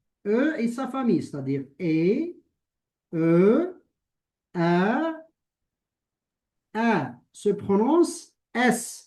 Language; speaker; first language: French; non-native, local second language; Arabic